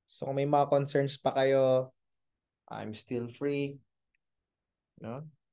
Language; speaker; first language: Filipino; non-native, local second language; Iloko